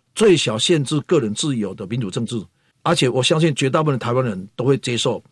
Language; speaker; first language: Chinese; native; Chinese